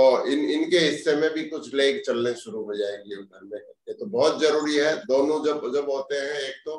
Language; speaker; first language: Hindi; native; Hindi